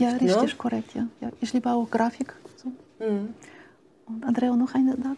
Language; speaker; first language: German; non-native, learner; Ukrainian